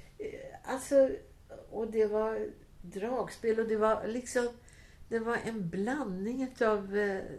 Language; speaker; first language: Swedish; native; Swedish